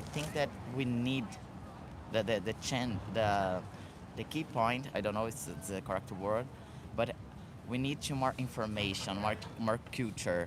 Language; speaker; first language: English; non-native, learner; Portuguese